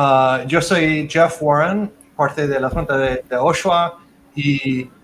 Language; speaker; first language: Spanish; non-native, fluent; English